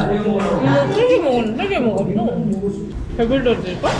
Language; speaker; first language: Korean; non-native, learner; Japanese